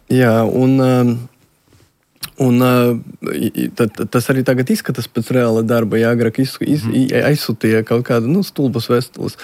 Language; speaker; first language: Latvian; non-native, local second language; Russian